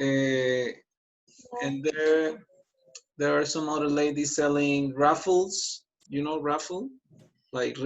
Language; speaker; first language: English; non-native, fluent; Spanish